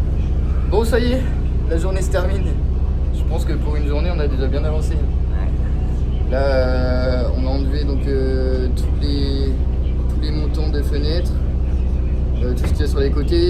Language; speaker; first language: French; native; French